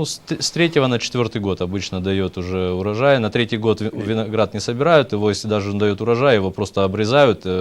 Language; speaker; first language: Russian; native; Russian